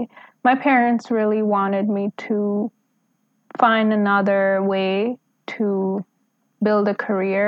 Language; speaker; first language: English; non-native, local second language; Hindi